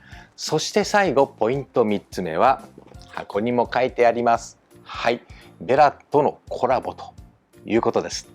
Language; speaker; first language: Japanese; native; Japanese